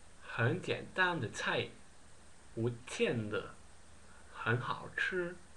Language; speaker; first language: Chinese; non-native, learner; Dutch